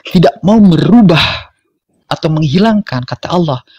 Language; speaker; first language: Indonesian; native; Indonesian